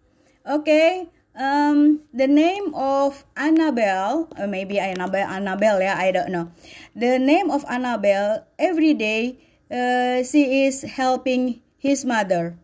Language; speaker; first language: English; non-native, learner; Indonesian